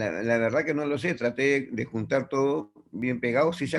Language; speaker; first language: Spanish; native; Spanish